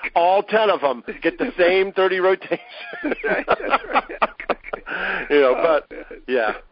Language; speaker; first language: English; native; English